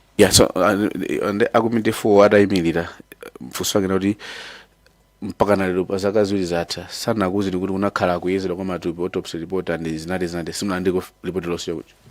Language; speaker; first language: Nyanja; native; Nyanja